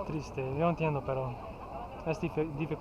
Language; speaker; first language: Spanish; non-native, learner; English